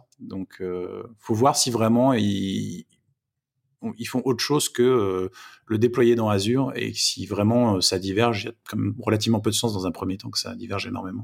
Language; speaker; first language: French; native; French